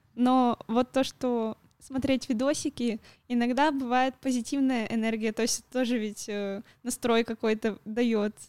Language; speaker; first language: Russian; native; Russian